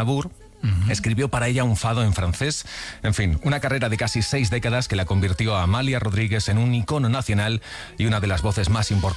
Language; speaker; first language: Spanish; native; Spanish